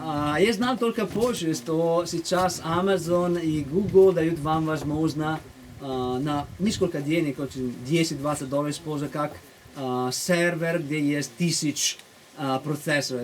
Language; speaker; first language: Russian; non-native, fluent; Italian